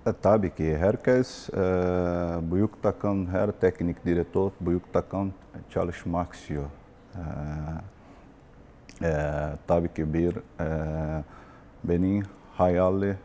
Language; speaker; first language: Turkish; non-native, learner; Portuguese